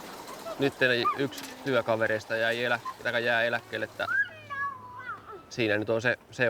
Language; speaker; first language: Finnish; native; Finnish